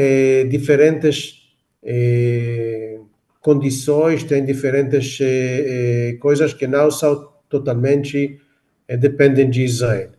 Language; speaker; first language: Portuguese; non-native, fluent; Hebrew